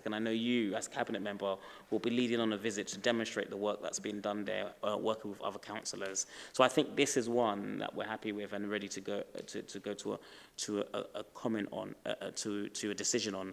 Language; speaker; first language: English; native; English